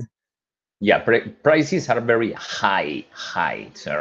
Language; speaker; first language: English; non-native, fluent; Spanish